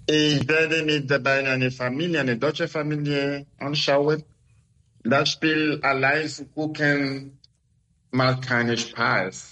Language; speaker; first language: German; non-native, learner; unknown